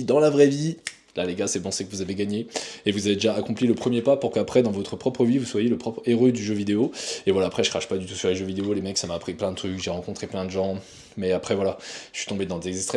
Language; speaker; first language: French; native; French